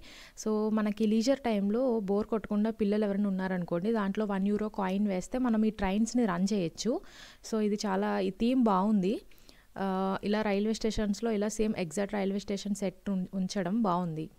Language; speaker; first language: Telugu; native; Telugu